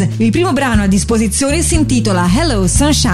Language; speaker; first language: Italian; native; Italian